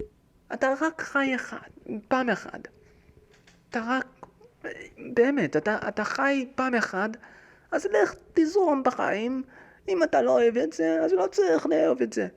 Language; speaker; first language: Hebrew; early bilingual, heritage; Hebrew